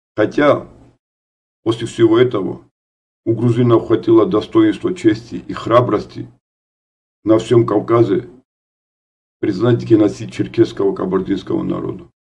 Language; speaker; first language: Russian; non-native, fluent; Georgian